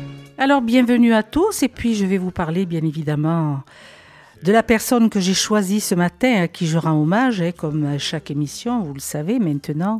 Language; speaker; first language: French; native; French